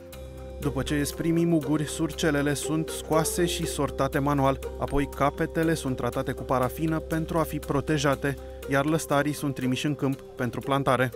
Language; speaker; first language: Romanian; native; Romanian